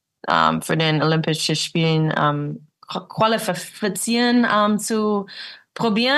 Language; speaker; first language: German; early bilingual, heritage; English